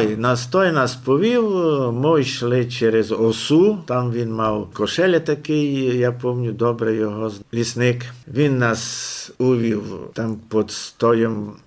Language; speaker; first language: Ukrainian; native; Ukrainian